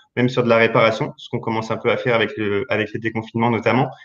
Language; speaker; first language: French; native; French